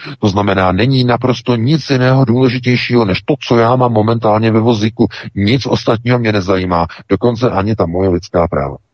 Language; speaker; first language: Czech; native; Czech